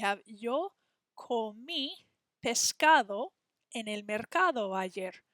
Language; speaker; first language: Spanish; non-native, fluent; English